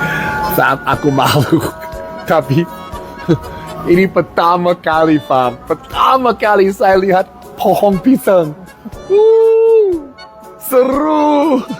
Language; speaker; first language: Indonesian; non-native, learner; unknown